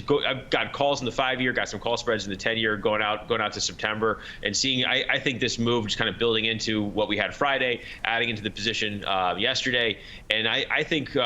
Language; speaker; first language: English; native; English